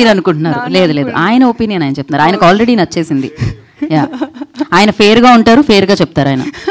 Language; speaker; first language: Telugu; native; Telugu